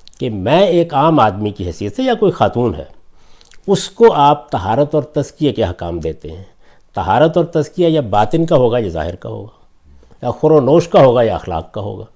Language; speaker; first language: Urdu; non-native, local second language; Punjabi